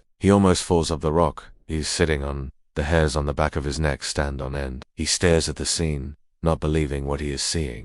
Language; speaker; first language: English; native; English